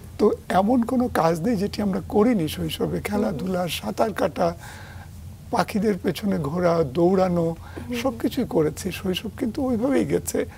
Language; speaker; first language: Bangla; native; Bangla